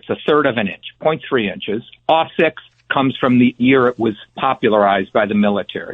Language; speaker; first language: English; native; English